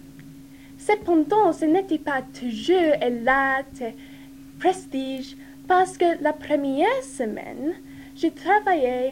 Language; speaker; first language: French; non-native, learner; English